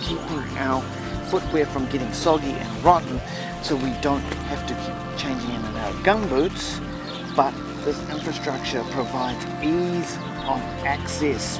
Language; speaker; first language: English; native; English